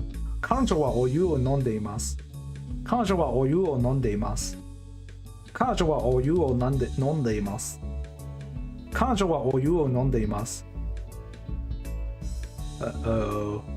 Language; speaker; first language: Japanese; non-native, learner; English